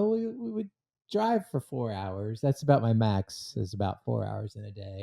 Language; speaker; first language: English; native; English